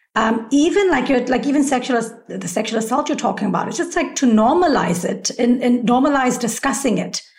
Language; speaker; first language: English; native; English